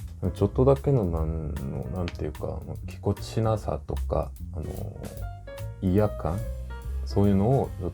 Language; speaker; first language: Japanese; non-native, fluent; Korean